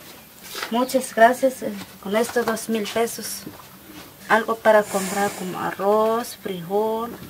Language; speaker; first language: Spanish; non-native, local second language; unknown